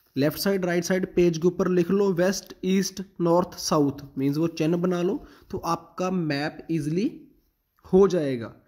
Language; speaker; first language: Hindi; non-native, local second language; Punjabi